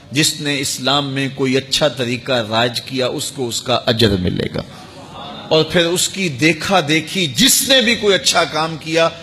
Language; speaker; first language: Urdu; native; Urdu